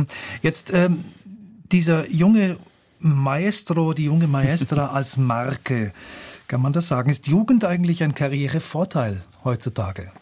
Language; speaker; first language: German; native; German